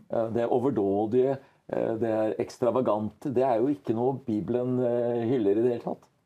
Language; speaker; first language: Norwegian; native; Norwegian